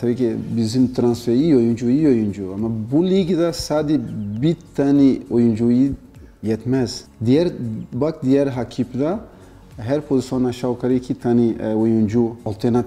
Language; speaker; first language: Turkish; non-native, learner; Portuguese